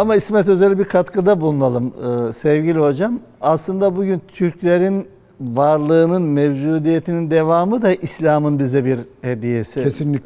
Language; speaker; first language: Turkish; native; Turkish